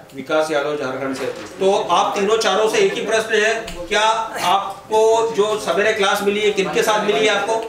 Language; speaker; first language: Hindi; native; Hindi